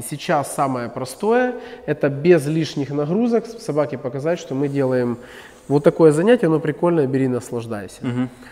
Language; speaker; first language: Russian; native; Russian